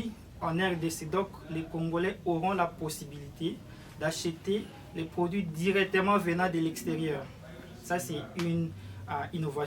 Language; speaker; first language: French; non-native, local second language; Lingala